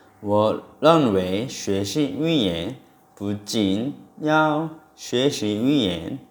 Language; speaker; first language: Chinese; non-native, learner; Korean